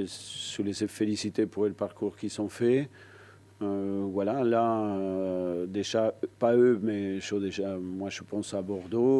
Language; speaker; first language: French; non-native, fluent; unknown